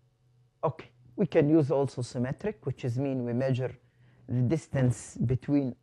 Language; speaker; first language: English; non-native, fluent; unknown